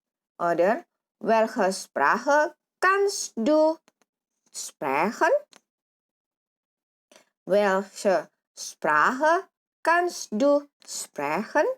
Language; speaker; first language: German; non-native, fluent; Indonesian